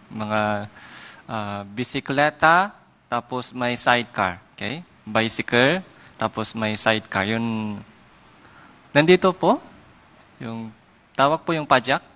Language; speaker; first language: Filipino; non-native, fluent; Korean